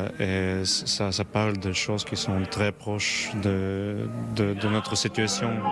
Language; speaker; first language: French; non-native, learner; Ukrainian